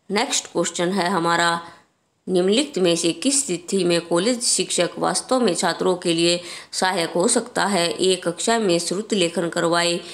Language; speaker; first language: Hindi; native; Hindi